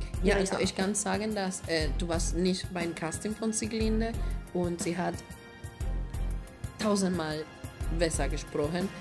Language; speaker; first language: German; non-native, fluent; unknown